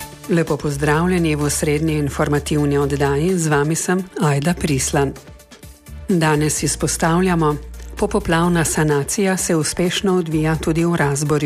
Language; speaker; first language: Slovenian; native; Slovenian